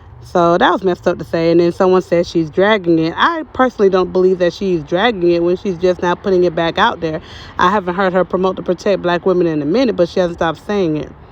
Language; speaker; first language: English; native; English